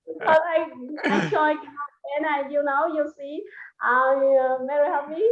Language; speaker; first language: English; non-native, learner; Vietnamese